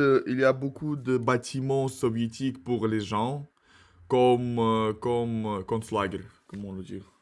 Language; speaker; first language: French; non-native, learner; Russian